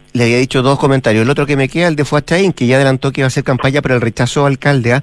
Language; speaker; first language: Spanish; native; Spanish